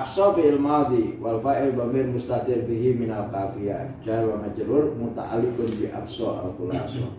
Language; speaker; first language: Arabic; non-native, fluent; Javanese